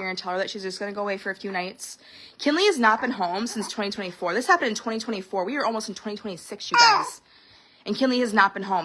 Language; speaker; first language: English; native; English